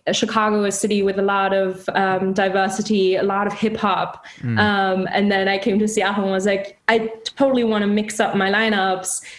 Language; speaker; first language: English; non-native, fluent; German